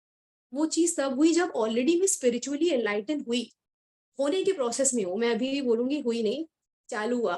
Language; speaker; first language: Hindi; native; Hindi